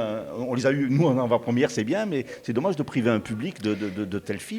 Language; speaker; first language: French; native; French